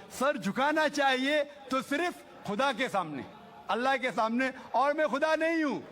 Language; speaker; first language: Hindi; non-native, local second language; Konkani